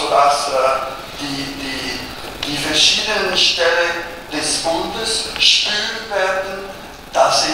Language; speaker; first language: German; non-native, local second language; Italian